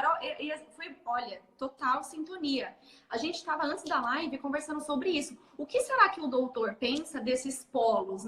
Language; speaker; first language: Portuguese; native; Portuguese